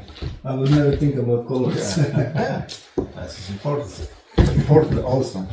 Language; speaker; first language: English; non-native, learner; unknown